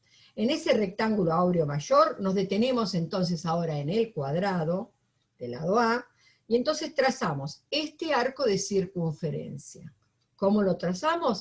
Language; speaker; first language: Spanish; native; Spanish